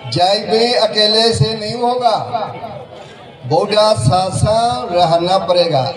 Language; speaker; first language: Hindi; non-native, learner; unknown